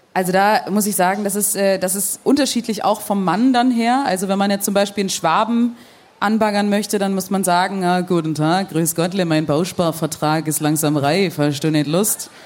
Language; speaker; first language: German; native; German